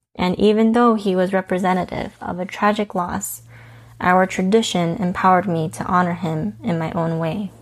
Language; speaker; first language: English; early bilingual, other home language; Korean